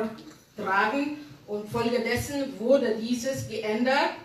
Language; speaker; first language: German; non-native, fluent; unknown